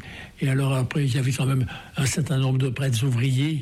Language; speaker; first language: French; native; French